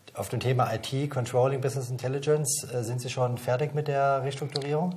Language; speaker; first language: German; native; German